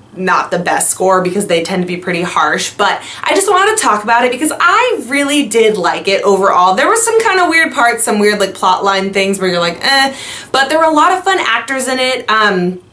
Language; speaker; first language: English; native; English